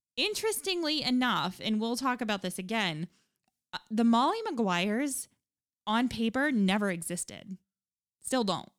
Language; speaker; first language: English; native; English